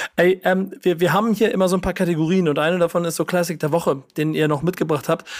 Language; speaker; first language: German; native; German